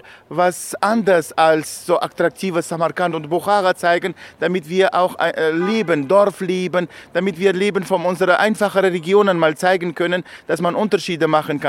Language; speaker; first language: German; non-native, fluent; Uzbek